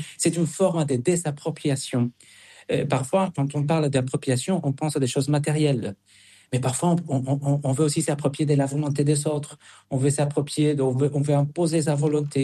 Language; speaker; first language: French; non-native, fluent; Spanish